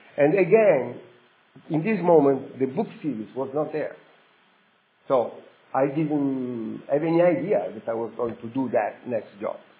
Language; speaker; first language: English; non-native, fluent; Italian